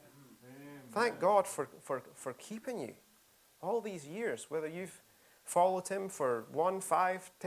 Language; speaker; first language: English; native; English